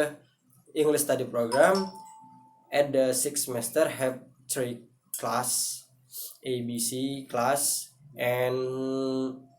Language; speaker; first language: English; non-native, learner; Indonesian